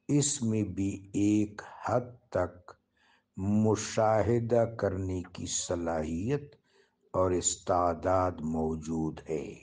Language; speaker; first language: Urdu; non-native, local second language; Pashto